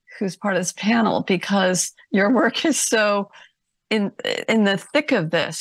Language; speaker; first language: English; native; English